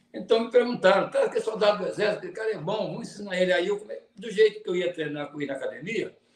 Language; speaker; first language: Portuguese; native; Portuguese